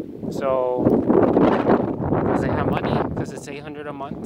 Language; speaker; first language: English; early bilingual, other home language; Spanish